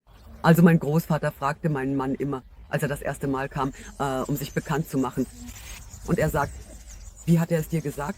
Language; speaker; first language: German; non-native, fluent; Russian